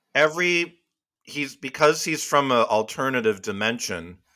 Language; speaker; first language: English; native; English